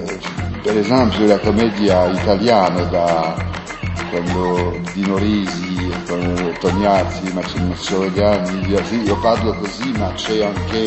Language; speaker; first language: Italian; non-native, learner; French